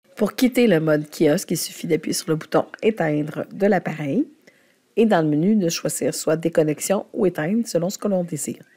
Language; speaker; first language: French; native; French